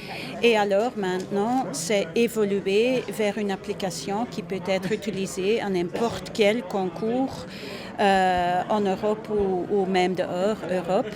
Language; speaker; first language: French; non-native, fluent; Dutch